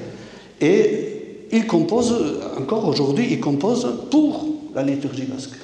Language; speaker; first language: French; native; French